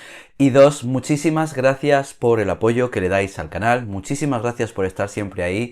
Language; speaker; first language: Spanish; native; Spanish